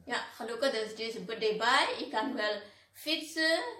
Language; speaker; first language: Dutch; non-native, learner; Indonesian